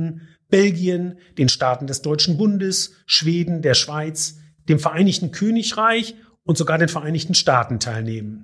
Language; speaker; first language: German; native; German